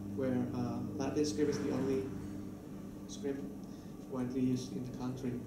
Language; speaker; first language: English; non-native, fluent; Indonesian